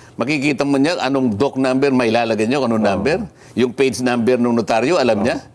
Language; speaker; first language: Filipino; non-native, local second language; Masbatenyo